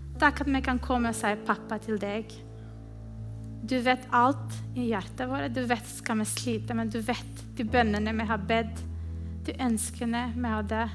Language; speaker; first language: Norwegian; non-native, fluent; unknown